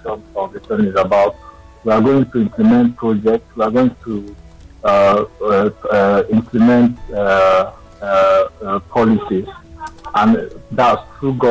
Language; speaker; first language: English; non-native, local second language; Igbo